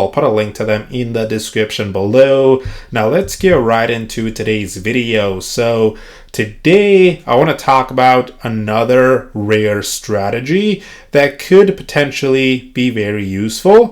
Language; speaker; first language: English; native; English